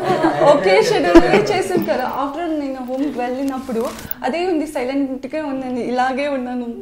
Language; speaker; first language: Telugu; non-native, learner; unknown